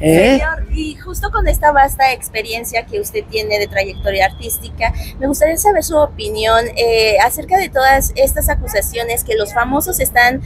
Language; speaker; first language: Spanish; native; Spanish